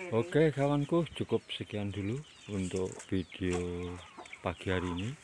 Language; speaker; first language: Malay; non-native, local second language; Javanese